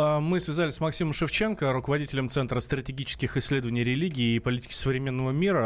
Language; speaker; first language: Russian; native; Russian